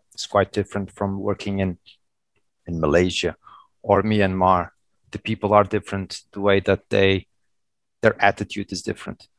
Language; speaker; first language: English; non-native, fluent; Portuguese